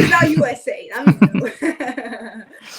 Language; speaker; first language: English; non-native, fluent; French